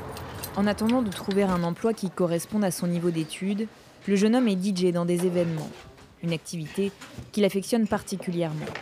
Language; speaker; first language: French; native; French